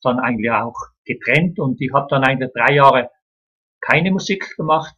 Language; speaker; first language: German; native; German